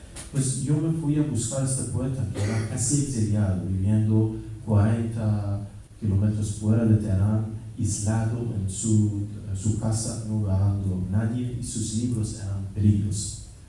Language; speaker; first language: Spanish; non-native, fluent; Persian